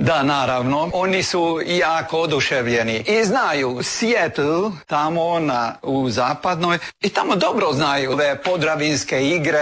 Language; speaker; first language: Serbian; early bilingual, heritage; Serbian